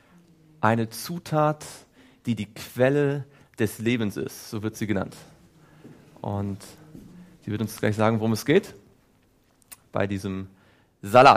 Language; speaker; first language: German; native; German